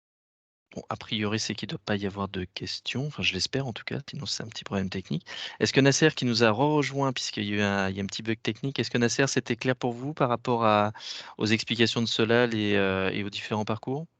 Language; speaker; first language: French; native; French